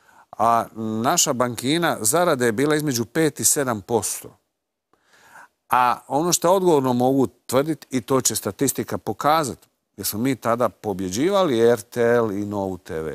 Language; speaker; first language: Croatian; native; Croatian